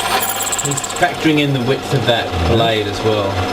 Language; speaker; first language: English; native; English